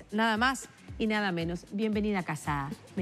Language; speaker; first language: Spanish; native; Spanish